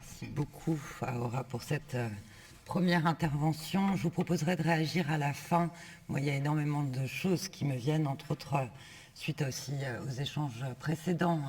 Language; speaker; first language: French; native; French